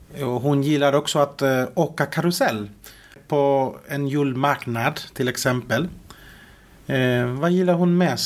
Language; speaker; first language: Swedish; non-native, fluent; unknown